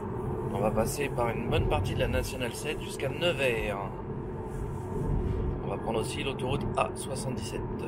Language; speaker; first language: French; native; French